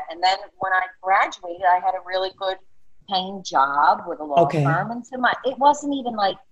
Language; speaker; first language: English; native; English